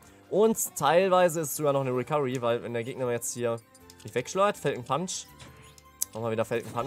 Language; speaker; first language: German; native; German